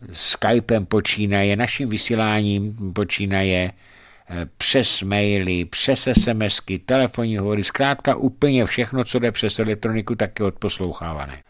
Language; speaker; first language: Czech; native; Czech